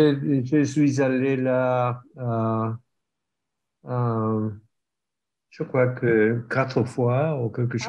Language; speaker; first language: French; non-native, learner; English